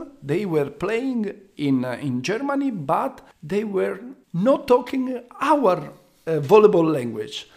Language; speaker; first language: English; non-native, learner; Italian